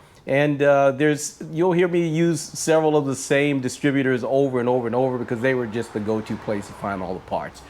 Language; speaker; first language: English; native; English